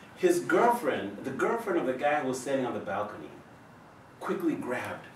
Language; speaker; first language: English; native; English